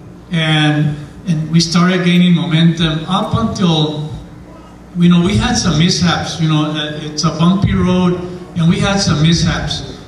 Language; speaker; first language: English; native; English